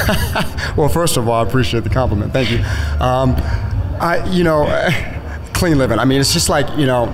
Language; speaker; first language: English; native; English